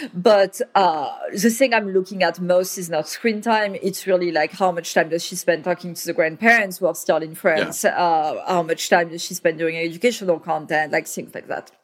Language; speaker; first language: English; non-native, fluent; French